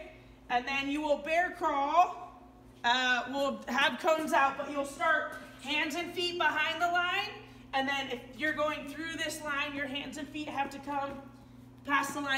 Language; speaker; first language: English; native; English